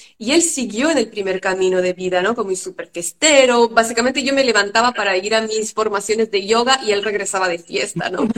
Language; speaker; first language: Spanish; non-native, fluent; French